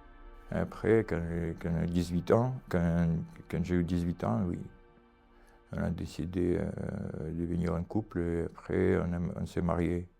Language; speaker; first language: French; non-native, learner; Ukrainian